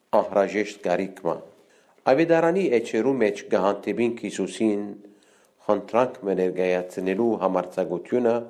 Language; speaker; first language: Armenian; early bilingual, heritage; Armenian